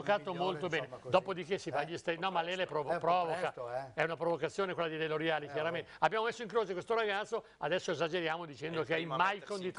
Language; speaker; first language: Italian; native; Italian